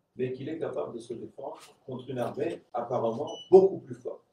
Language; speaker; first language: French; non-native, fluent; Romanian